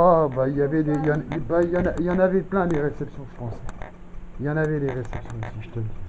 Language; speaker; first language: French; native; French